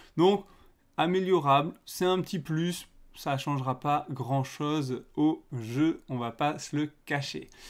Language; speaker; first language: French; native; French